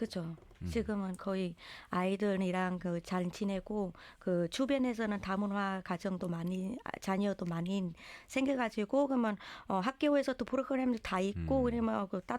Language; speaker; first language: Korean; non-native, learner; Vietnamese